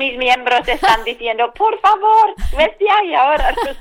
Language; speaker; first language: Spanish; non-native, fluent; English